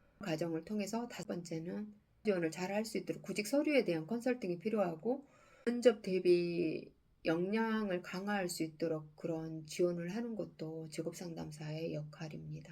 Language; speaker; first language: Korean; native; Korean